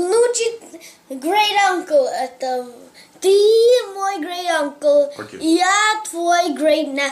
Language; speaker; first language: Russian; early bilingual, heritage; English